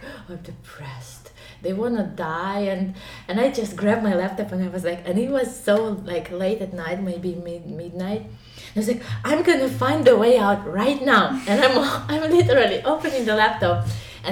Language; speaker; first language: English; non-native, fluent; Ukrainian